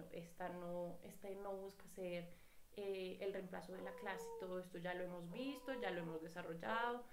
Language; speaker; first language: Spanish; native; Spanish